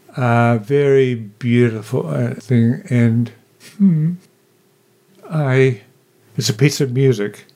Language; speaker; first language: English; native; English